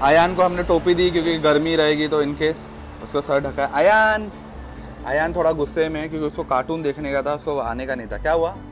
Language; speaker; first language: Hindi; native; Hindi